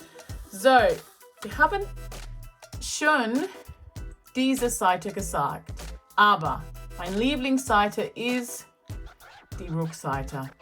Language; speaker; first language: German; non-native, learner; English